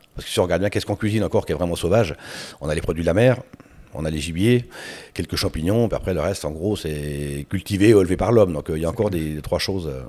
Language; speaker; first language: French; native; French